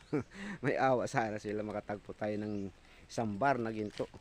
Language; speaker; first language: Filipino; native; Filipino